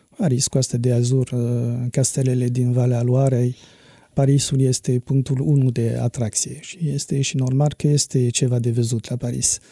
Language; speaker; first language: Romanian; non-native, fluent; French